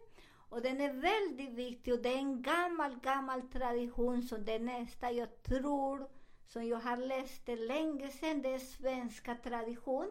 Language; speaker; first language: Swedish; non-native, learner; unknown